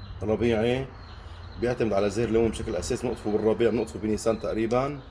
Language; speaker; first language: Arabic; native; Arabic